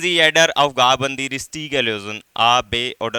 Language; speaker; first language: German; non-native, fluent; Hindi